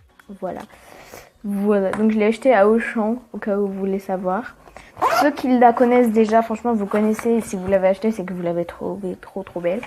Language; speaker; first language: French; native; French